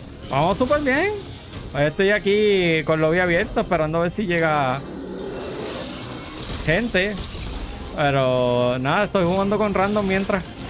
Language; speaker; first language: Spanish; native; Spanish